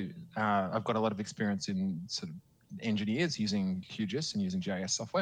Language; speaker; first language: English; native; English